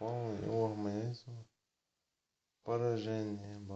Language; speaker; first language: Russian; non-native, local second language; Chechen